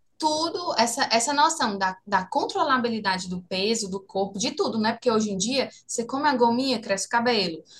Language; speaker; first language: Portuguese; native; Portuguese